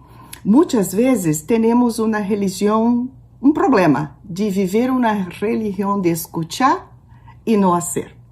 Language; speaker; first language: Portuguese; non-native, fluent; Spanish